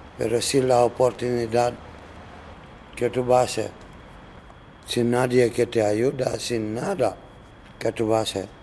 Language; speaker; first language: Spanish; non-native, learner; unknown